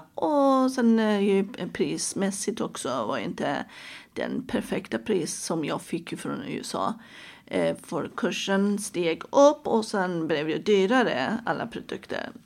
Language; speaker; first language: Swedish; non-native, fluent; Persian